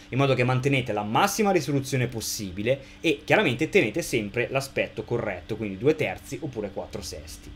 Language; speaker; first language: Italian; native; Italian